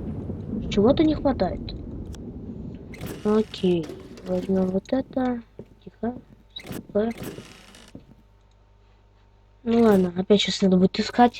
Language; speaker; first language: Russian; native; Russian